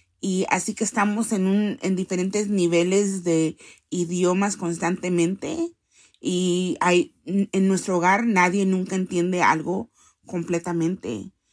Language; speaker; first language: Spanish; early bilingual, heritage; Spanish